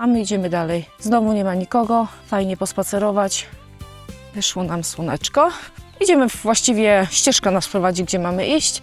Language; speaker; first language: Polish; native; Polish